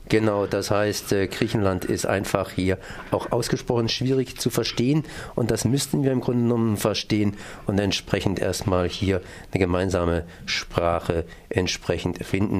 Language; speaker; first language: German; native; German